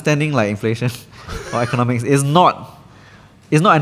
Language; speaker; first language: English; native; English